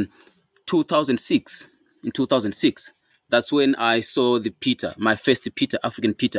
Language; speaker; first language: English; non-native, local second language; Shona